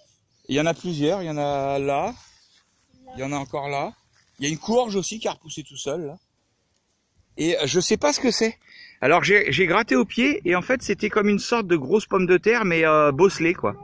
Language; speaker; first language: French; native; French